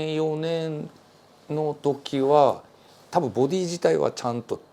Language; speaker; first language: Japanese; native; Japanese